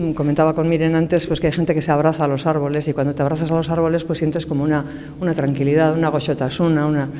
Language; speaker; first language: Spanish; native; Spanish